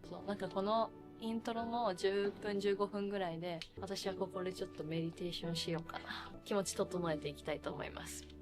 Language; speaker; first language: Japanese; native; Japanese